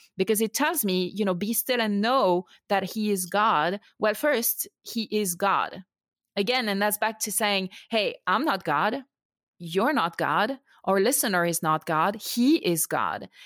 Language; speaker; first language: English; non-native, fluent; French